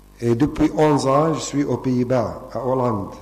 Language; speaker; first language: French; non-native, fluent; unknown